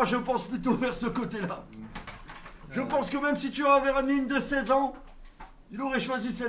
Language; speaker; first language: French; native; French